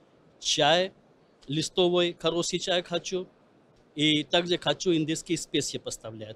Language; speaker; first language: Russian; non-native, learner; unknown